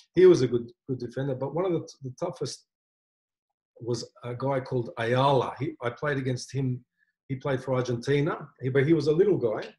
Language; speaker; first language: English; native; English